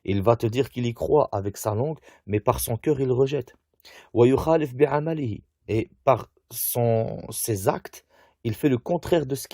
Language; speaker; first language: French; native; French